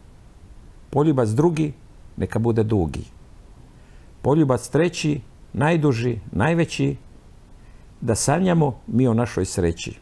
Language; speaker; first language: Croatian; native; Croatian